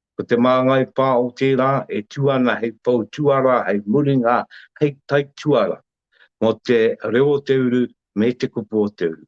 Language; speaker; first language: Māori; native; Māori